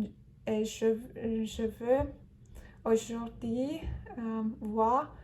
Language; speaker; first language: French; non-native, learner; Turkish